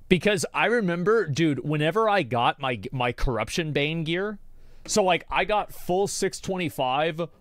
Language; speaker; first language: English; native; English